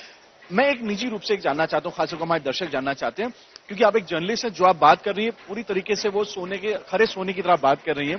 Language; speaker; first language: Hindi; native; Hindi